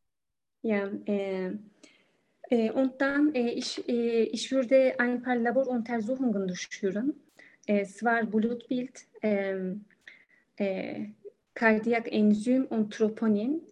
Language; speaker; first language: German; non-native, learner; Turkish